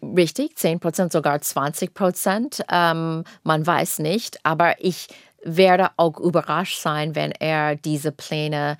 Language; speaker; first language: German; non-native, fluent; English